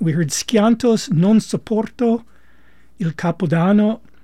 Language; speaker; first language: Italian; non-native, learner; English